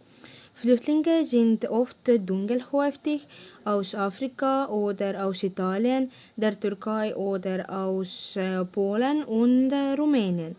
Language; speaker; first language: German; non-native, learner; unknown